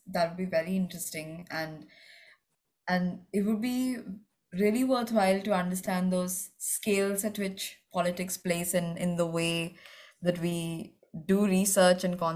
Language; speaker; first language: English; non-native, local second language; Malayalam